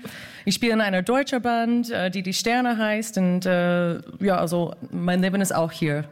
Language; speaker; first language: German; non-native, fluent; English